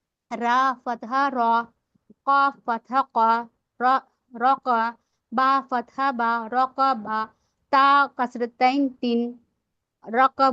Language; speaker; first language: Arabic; non-native, learner; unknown